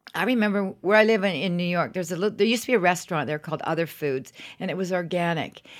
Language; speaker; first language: English; native; English